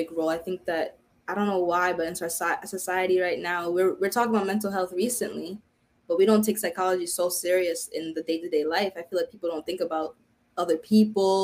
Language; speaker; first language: English; early bilingual, other home language; Haitian Creole